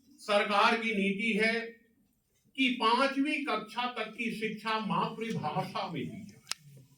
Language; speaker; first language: Hindi; non-native, local second language; Bhojpuri